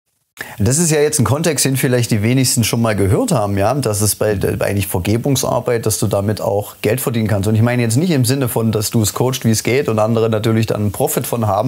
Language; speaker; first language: German; native; German